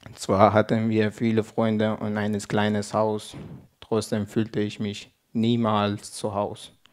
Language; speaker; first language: German; non-native, learner; Persian